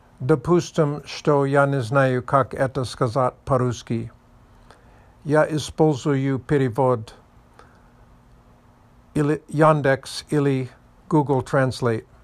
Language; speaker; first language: Russian; non-native, learner; English